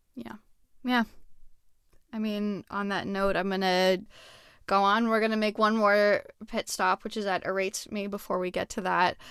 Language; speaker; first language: English; native; English